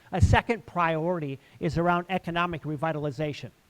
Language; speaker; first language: English; native; English